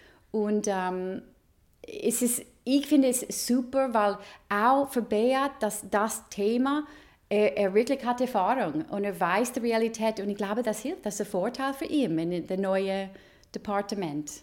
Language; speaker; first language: German; non-native, learner; English